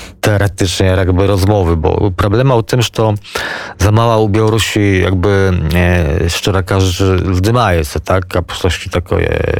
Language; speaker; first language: Polish; non-native, local second language; Belarusian